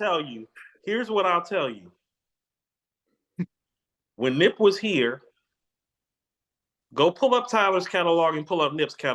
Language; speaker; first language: English; native; English